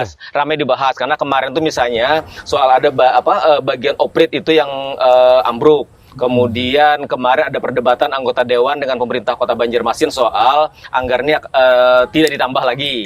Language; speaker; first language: Indonesian; native; Indonesian